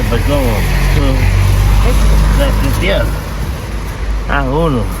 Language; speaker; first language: Spanish; non-native, learner; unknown